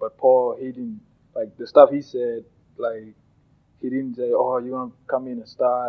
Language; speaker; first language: English; non-native, local second language; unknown